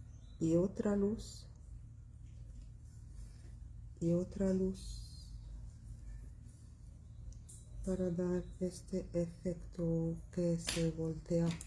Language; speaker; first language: Spanish; non-native, local second language; Arabic